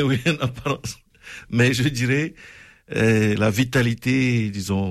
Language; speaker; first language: French; non-native, local second language; Ewe